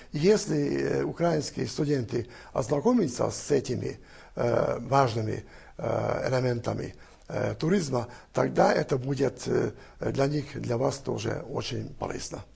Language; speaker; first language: Russian; non-native, fluent; Hungarian